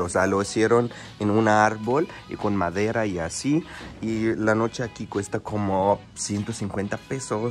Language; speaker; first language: Spanish; non-native, fluent; Arabic